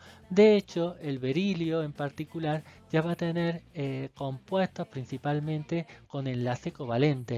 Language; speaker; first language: Spanish; native; Spanish